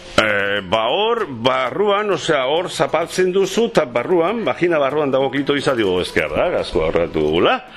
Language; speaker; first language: Basque; non-native, local second language; Spanish